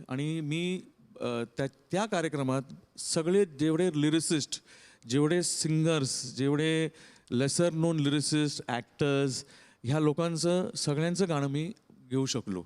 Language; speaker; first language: Marathi; non-native, local second language; Tamil